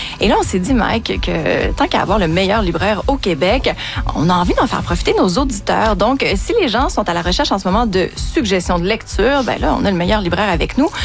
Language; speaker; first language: French; native; French